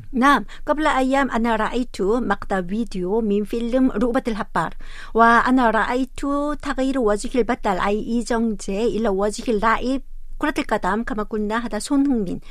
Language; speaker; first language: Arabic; non-native, fluent; Korean